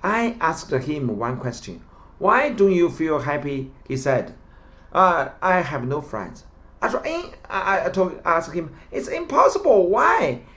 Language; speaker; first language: English; non-native, learner; Chinese